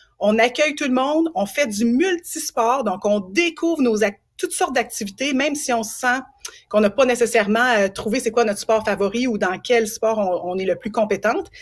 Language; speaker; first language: French; native; French